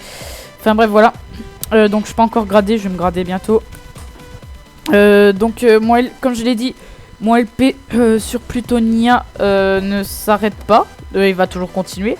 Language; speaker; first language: French; native; French